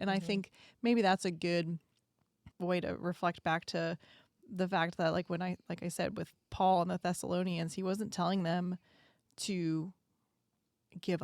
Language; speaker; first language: English; native; English